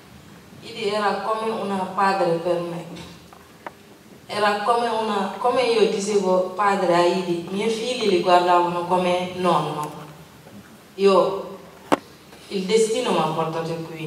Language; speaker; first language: Italian; non-native, learner; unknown